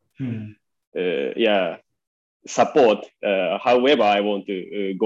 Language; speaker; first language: English; non-native, fluent; Japanese